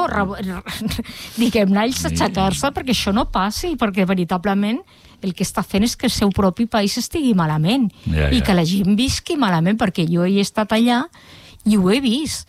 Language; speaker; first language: Catalan; native; Catalan